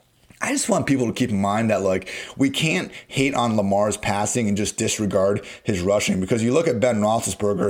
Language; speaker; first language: English; native; English